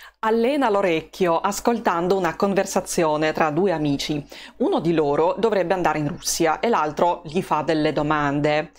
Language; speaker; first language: Italian; non-native, fluent; Russian